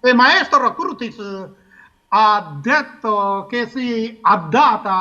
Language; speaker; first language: Italian; non-native, learner; Japanese